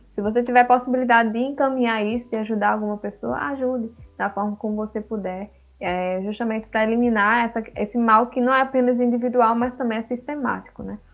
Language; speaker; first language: Portuguese; early bilingual, other home language; Upper Guinea Crioulo